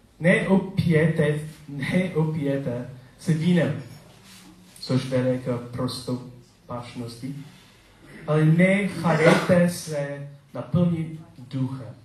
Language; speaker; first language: Czech; non-native, learner; English